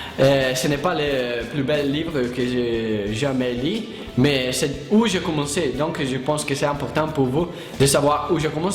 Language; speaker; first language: French; non-native, learner; Italian